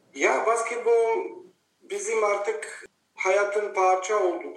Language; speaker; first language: Turkish; non-native, learner; Bosnian